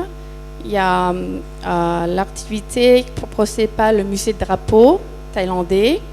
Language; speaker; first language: French; non-native, fluent; Thai